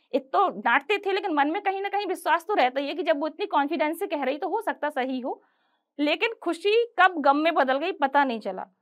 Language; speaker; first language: Hindi; native; Hindi